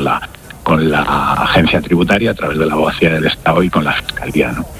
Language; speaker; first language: Spanish; native; Spanish